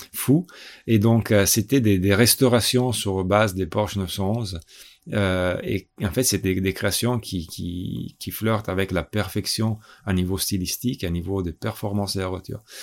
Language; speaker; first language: French; non-native, fluent; Italian